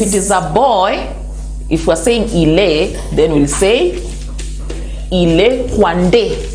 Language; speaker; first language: French; non-native, fluent; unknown